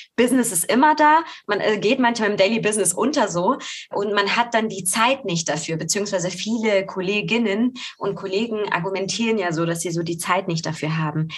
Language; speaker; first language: German; early bilingual, other home language; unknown